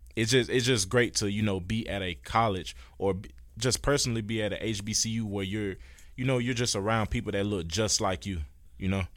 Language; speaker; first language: English; native; English